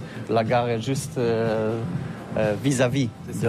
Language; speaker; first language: French; non-native, learner; Polish